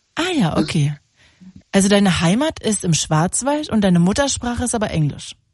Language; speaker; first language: German; native; German